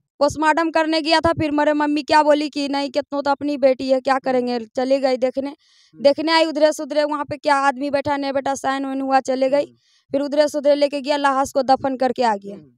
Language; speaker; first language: Hindi; native; Hindi